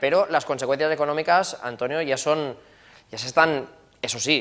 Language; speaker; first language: Spanish; native; Spanish